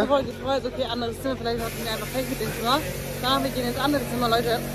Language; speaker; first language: German; native; German